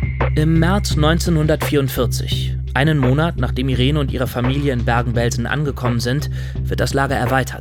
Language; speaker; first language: German; native; German